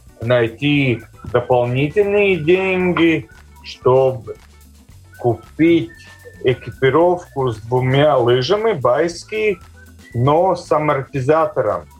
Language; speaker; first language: Russian; non-native, local second language; Latvian